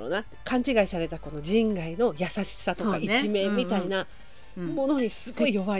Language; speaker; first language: Japanese; native; Japanese